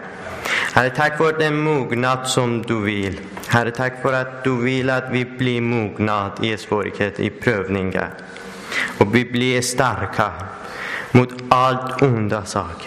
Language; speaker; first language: Swedish; non-native, learner; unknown